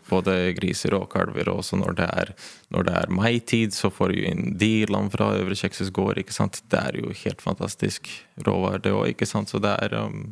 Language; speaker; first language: Norwegian; non-native, fluent; Latvian